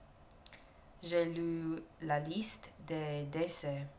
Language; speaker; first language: French; non-native, learner; English